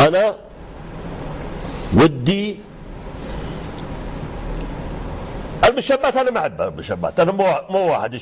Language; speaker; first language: Arabic; native; Arabic